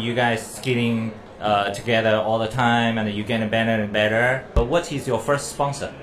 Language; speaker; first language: English; non-native, learner; Chinese